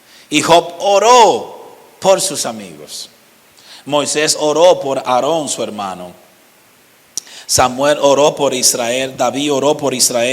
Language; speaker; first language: Spanish; native; Spanish